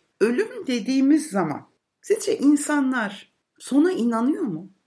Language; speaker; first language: Turkish; native; Turkish